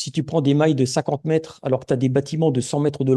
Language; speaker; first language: French; native; French